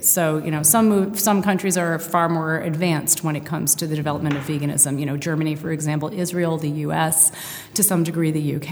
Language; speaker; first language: English; native; English